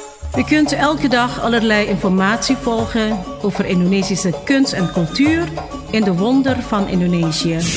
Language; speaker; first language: Dutch; non-native, fluent; Indonesian